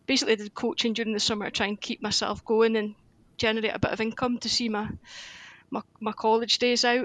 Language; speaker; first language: English; native; English